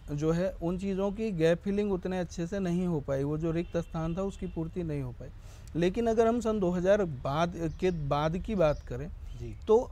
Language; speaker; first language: Hindi; native; Hindi